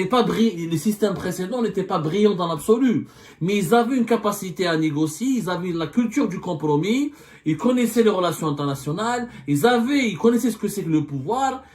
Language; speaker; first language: French; non-native, local second language; Arabic